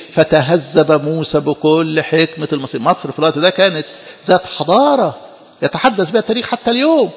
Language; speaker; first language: Arabic; native; Arabic